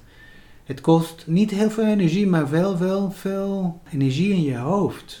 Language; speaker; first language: Dutch; non-native, fluent; Spanish